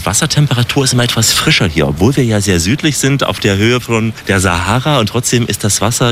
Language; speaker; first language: German; native; German